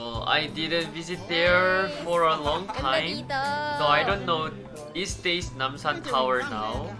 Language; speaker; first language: English; non-native, learner; Korean